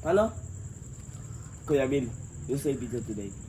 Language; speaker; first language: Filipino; non-native, learner; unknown